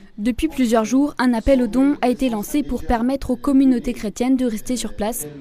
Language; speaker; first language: French; native; French